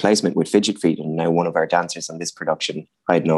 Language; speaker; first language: English; native; English